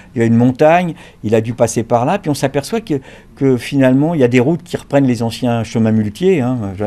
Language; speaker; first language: French; native; French